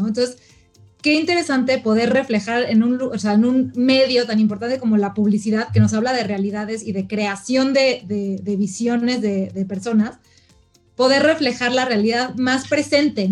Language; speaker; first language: Spanish; native; Spanish